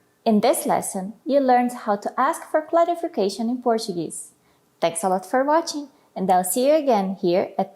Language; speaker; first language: English; non-native, fluent; Portuguese